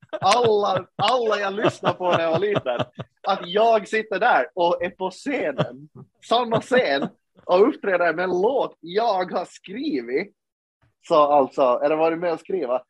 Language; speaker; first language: Swedish; native; Swedish